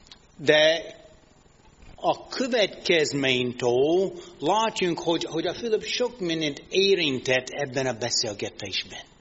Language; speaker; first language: Hungarian; non-native, fluent; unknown